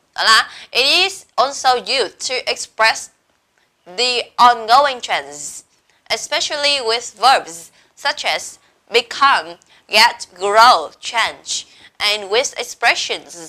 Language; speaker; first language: English; non-native, fluent; Vietnamese